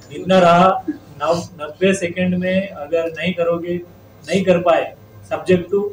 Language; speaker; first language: Hindi; non-native, local second language; Marathi